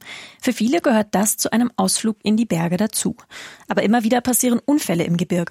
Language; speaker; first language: German; native; German